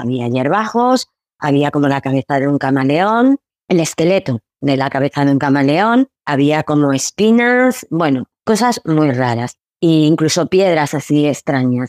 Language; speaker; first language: Spanish; early bilingual, other home language; Arabic